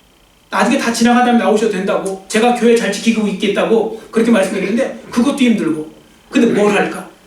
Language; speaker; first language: Korean; native; Korean